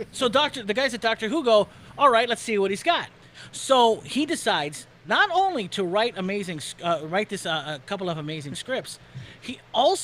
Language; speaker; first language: English; native; English